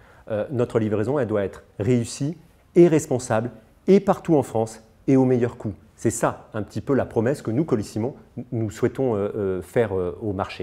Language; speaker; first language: French; native; French